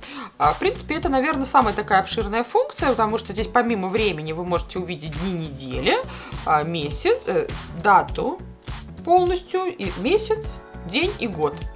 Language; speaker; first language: Russian; native; Russian